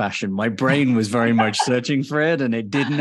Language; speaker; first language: English; native; English